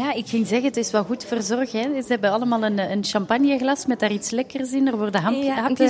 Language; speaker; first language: Dutch; native; Dutch